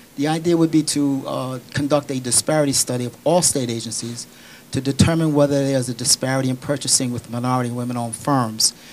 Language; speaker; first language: English; native; English